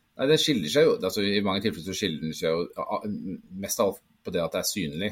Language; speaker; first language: Norwegian; native; Norwegian